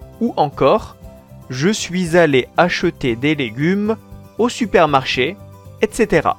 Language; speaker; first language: French; non-native, fluent; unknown